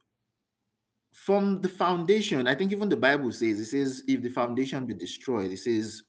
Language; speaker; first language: English; non-native, local second language; Yoruba